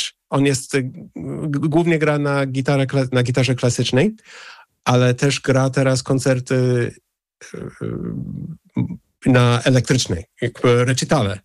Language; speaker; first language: Polish; non-native, fluent; English